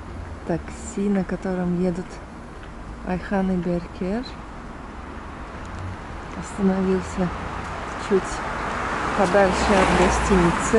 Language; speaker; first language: Russian; native; Russian